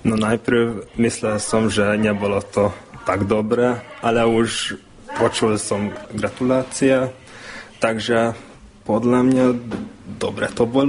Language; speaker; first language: Slovak; non-native, learner; Hungarian